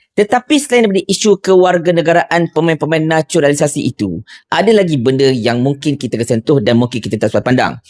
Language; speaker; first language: Malay; native; Malay